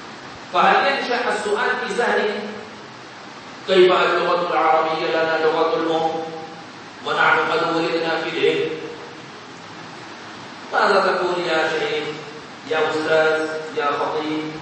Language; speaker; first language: Arabic; non-native, fluent; Urdu